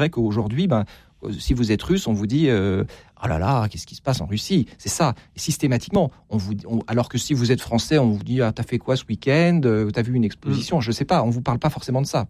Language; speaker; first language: French; native; French